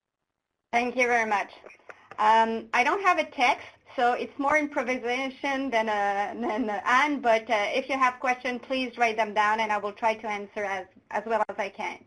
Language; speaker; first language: English; non-native, local second language; French